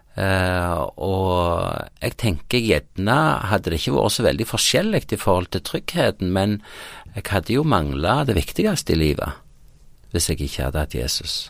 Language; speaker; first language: Norwegian; native; Norwegian